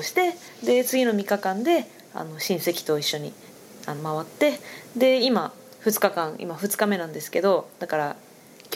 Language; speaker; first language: Japanese; native; Japanese